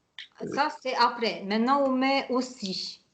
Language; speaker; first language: French; non-native, fluent; Hungarian